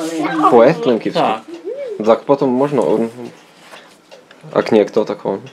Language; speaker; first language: Polish; non-native, learner; Slovak